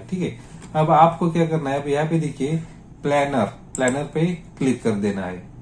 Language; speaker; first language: Hindi; non-native, local second language; Marathi